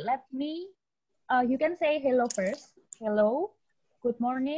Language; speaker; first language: English; non-native, fluent; Indonesian